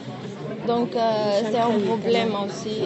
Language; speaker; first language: French; non-native, learner; Arabic